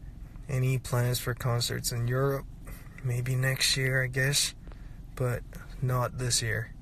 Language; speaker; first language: English; non-native, fluent; Korean